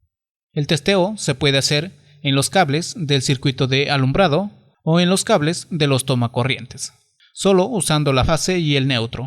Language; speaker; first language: Spanish; native; Spanish